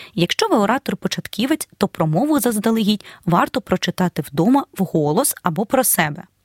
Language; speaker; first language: Ukrainian; native; Ukrainian